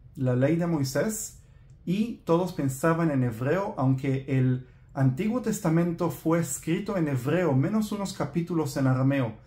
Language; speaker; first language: Spanish; non-native, fluent; Hebrew